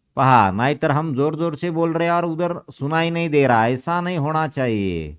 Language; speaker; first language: Hindi; non-native, local second language; Marathi